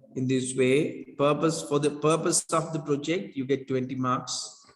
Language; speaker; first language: English; non-native, local second language; Sinhala